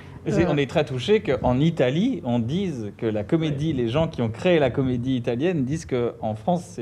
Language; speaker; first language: French; native; French